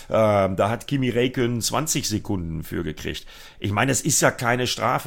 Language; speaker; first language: German; native; German